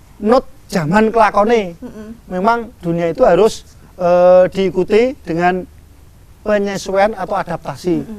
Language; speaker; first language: Indonesian; non-native, local second language; Javanese